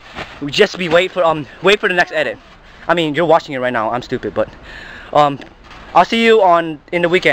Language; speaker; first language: English; native; English